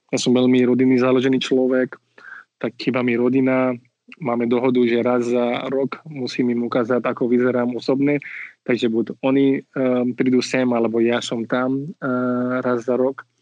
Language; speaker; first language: Slovak; non-native, fluent; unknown